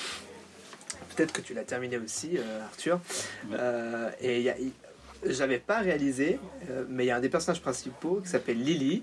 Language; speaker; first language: French; native; French